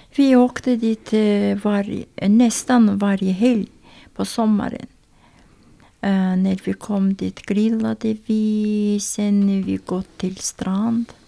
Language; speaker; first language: Swedish; non-native, learner; Azerbaijani